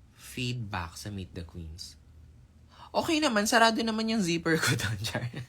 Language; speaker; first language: Filipino; native; Filipino